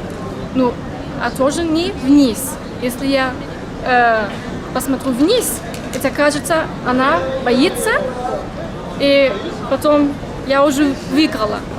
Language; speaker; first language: Russian; early bilingual, heritage; German